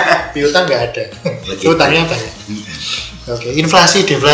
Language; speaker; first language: Indonesian; non-native, local second language; Javanese